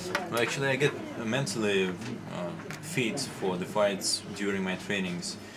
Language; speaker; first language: English; non-native, fluent; Russian